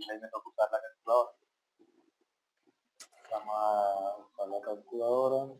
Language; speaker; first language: Spanish; native; Spanish